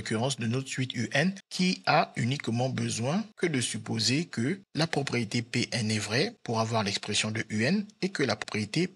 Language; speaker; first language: French; native; French